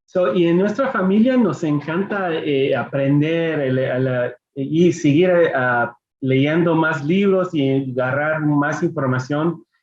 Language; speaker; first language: Spanish; early bilingual, heritage; Spanish